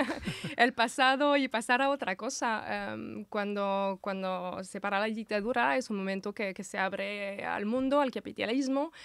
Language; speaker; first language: Spanish; non-native, fluent; French